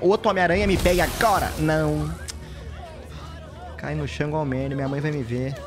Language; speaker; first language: Portuguese; native; Portuguese